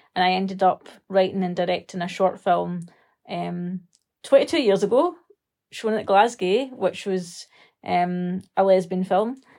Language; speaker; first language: English; native; English